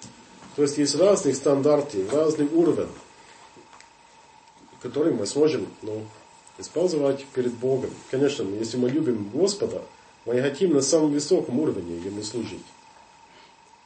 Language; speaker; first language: Russian; non-native, fluent; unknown